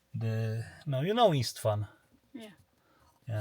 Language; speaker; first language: English; non-native, learner; Polish